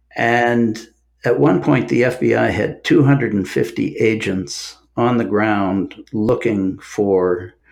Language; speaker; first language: English; native; English